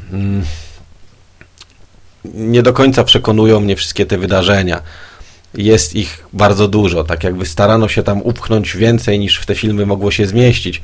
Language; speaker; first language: Polish; native; Polish